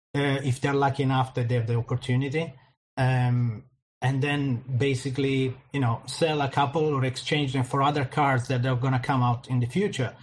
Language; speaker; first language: English; non-native, fluent; Italian